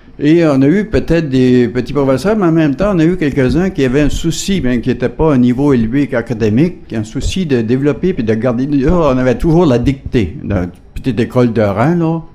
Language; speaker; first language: French; native; French